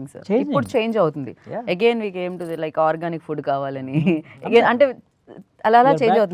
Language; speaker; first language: Telugu; native; Telugu